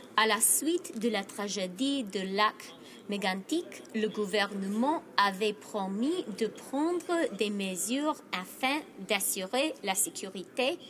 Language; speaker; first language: French; non-native, fluent; English